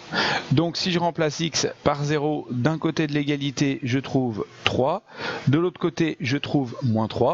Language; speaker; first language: French; native; French